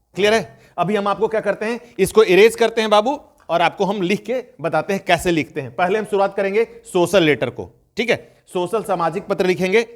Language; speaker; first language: Hindi; native; Hindi